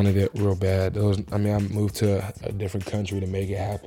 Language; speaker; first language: English; native; English